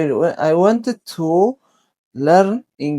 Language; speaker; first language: English; non-native, learner; Tigrinya